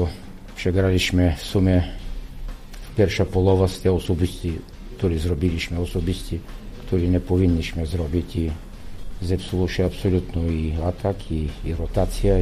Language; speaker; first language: Polish; non-native, learner; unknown